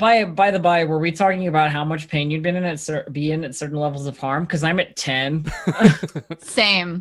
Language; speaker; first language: English; native; English